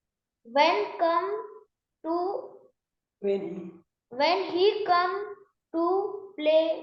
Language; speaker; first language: English; non-native, learner; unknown